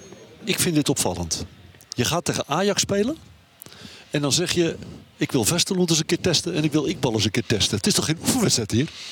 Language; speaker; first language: Dutch; native; Dutch